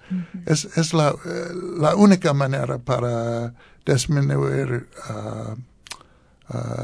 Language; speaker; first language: Spanish; non-native, learner; English